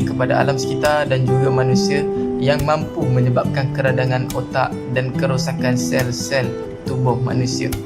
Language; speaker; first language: Malay; native; Malay